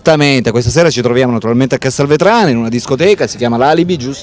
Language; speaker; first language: Italian; native; Italian